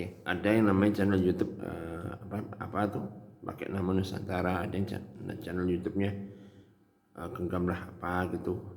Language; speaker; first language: Indonesian; native; Indonesian